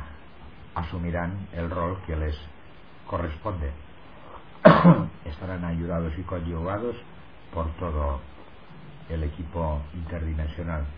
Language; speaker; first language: Spanish; native; Spanish